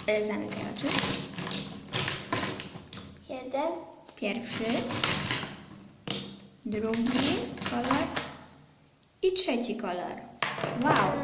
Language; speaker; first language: Polish; early bilingual, heritage; Polish